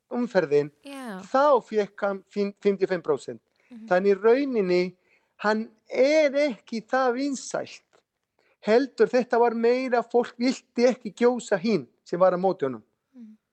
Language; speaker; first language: Icelandic; non-native, fluent; Spanish